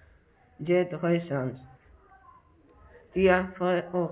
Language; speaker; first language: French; non-native, learner; Spanish